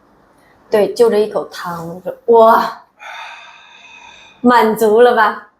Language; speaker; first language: Chinese; native; Chinese